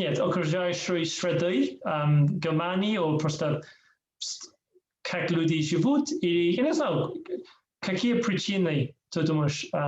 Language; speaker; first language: Russian; non-native, learner; English